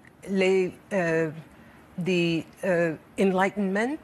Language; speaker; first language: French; non-native, learner; English